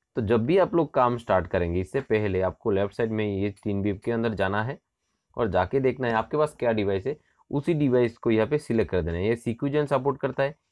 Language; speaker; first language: Hindi; non-native, local second language; Bangla